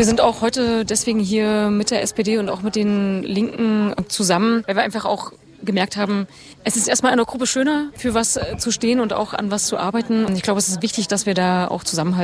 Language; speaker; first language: German; native; German